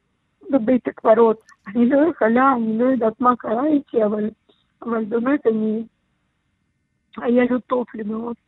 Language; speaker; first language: Hebrew; non-native, learner; Russian